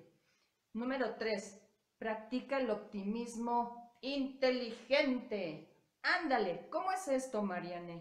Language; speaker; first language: Spanish; native; Spanish